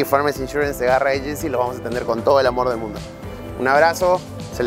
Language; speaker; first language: Spanish; native; Spanish